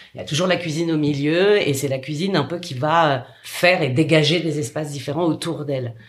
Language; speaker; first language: French; native; French